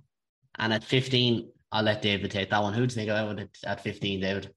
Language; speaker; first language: English; native; English